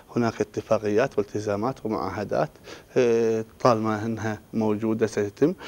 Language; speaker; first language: Arabic; native; Arabic